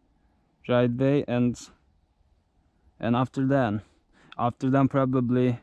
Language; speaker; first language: English; non-native, learner; Turkish